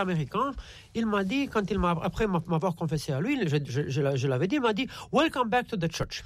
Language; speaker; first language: French; non-native, fluent; Romanian